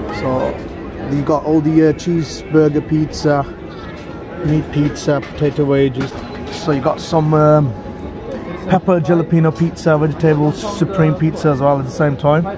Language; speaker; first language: English; early bilingual, other home language; Hindi